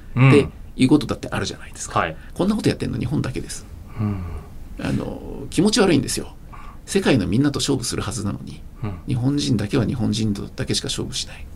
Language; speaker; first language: Japanese; native; Japanese